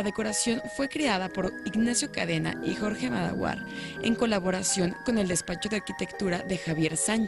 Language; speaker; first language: Spanish; native; Spanish